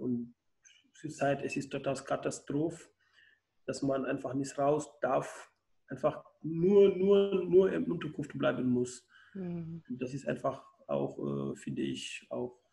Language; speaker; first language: German; non-native, learner; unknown